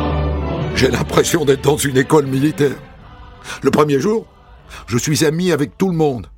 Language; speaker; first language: French; native; French